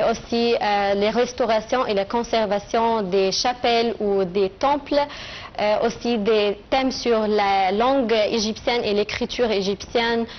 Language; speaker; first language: French; non-native, fluent; Arabic